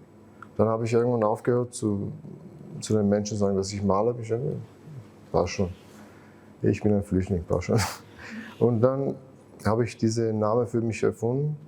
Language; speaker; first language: German; non-native, fluent; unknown